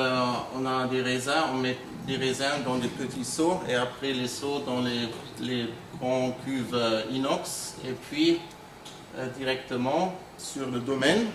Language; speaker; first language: French; non-native, fluent; German